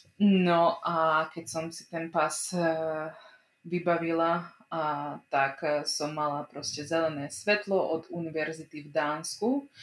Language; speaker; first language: Slovak; early bilingual, heritage; Slovak